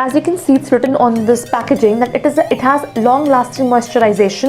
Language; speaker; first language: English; non-native, local second language; Hindi